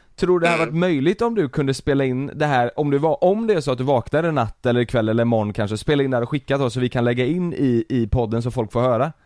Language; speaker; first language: Swedish; native; Swedish